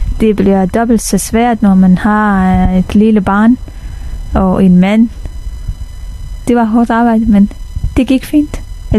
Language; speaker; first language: Danish; non-native, fluent; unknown